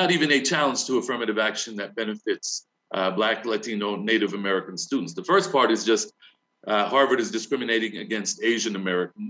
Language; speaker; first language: English; native; English